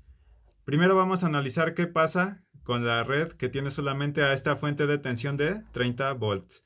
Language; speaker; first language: Spanish; native; Spanish